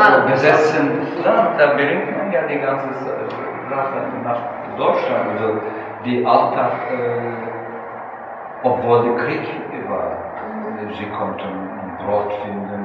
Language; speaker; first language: German; non-native, fluent; Turkish